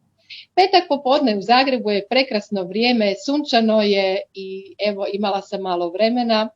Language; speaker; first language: Croatian; native; Croatian